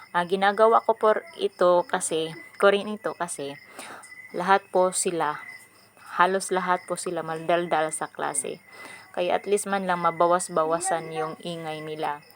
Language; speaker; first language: Filipino; non-native, local second language; Cebuano